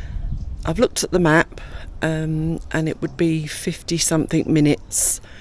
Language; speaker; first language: English; native; English